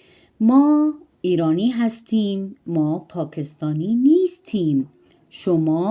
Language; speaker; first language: Persian; non-native, fluent; Urdu